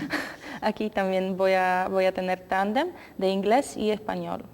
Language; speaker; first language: Spanish; non-native, learner; Polish